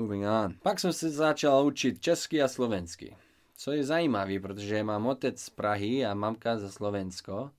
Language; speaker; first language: Czech; non-native, learner; English